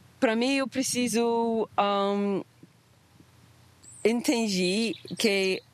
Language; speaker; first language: Portuguese; non-native, learner; English